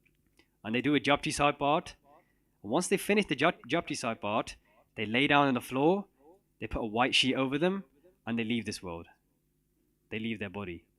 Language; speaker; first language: English; non-native, local second language; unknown